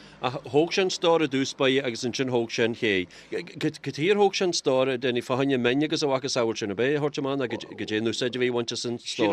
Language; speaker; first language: Irish; native; Irish